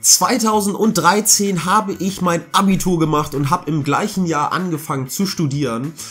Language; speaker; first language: German; early bilingual, heritage; German